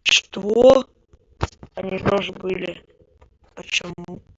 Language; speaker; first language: Russian; native; Russian